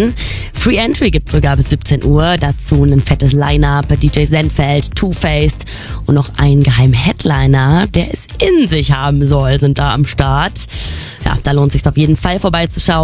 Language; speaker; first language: German; native; German